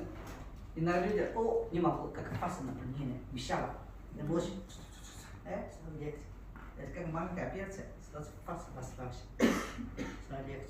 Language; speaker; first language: Russian; non-native, learner; Chinese